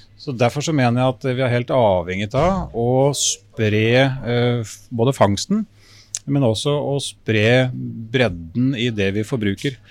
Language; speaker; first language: Norwegian; native; Norwegian